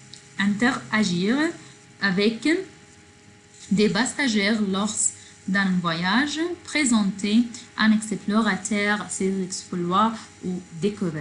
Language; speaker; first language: French; non-native, fluent; Arabic